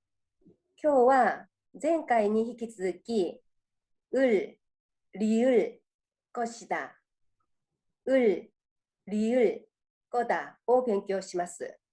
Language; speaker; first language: Japanese; non-native, fluent; Korean